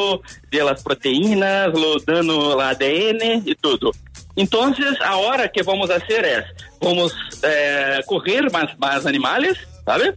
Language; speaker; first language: Spanish; non-native, learner; Portuguese